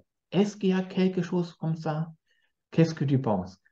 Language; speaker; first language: French; non-native, fluent; German